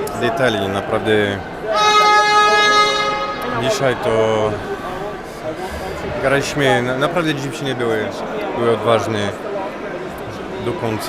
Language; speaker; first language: Polish; non-native, fluent; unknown